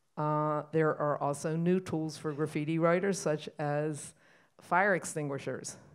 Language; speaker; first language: English; native; English